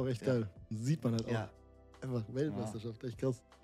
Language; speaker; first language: German; native; German